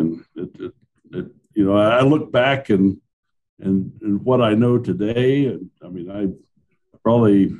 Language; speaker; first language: English; native; English